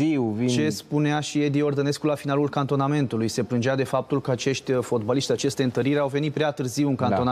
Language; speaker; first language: Romanian; native; Romanian